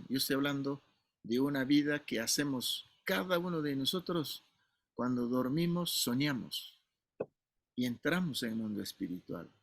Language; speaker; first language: Spanish; non-native, fluent; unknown